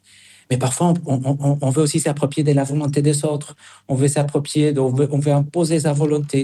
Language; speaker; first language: French; non-native, fluent; Spanish